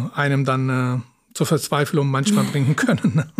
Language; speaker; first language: German; early bilingual, other home language; Punjabi